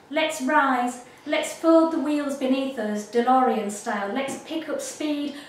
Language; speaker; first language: English; native; English